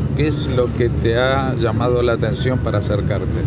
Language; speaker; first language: Spanish; native; Spanish